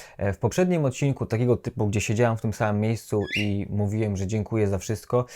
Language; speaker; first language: Polish; native; Polish